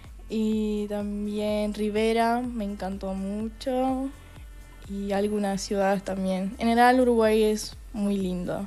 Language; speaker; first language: Spanish; non-native, fluent; Estonian